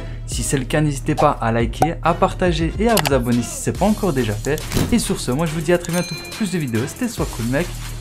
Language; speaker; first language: French; native; French